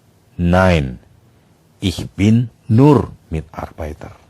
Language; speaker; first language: German; non-native, fluent; Indonesian